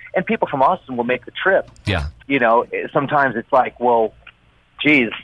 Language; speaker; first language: English; native; English